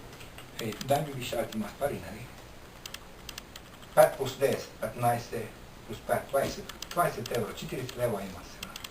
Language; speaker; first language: Bulgarian; non-native, learner; Finnish